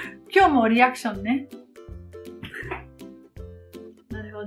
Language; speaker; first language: Japanese; non-native, learner; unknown